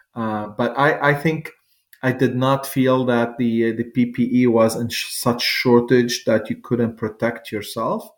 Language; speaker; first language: English; non-native, fluent; Arabic